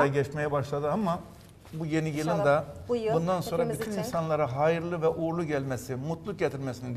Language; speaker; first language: Turkish; native; Turkish